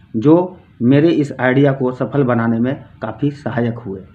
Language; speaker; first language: Hindi; native; Hindi